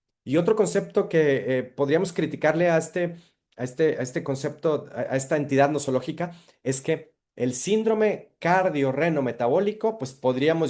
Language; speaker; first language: Spanish; native; Spanish